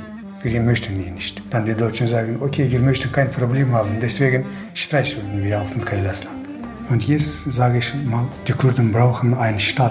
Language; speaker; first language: German; non-native, learner; Kurdish